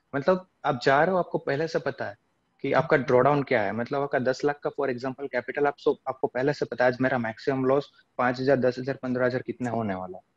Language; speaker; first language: Hindi; non-native, local second language; Gujarati